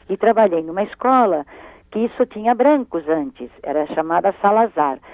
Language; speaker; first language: Portuguese; early bilingual, other home language; Spanish